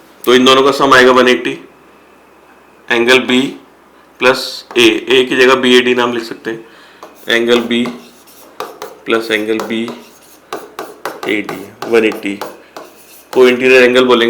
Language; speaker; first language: Hindi; native; Hindi